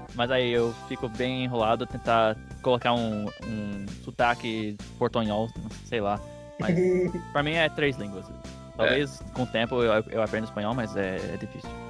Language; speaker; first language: Portuguese; early bilingual, heritage; Portuguese